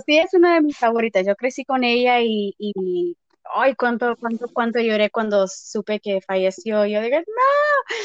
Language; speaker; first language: Spanish; early bilingual, heritage; Spanish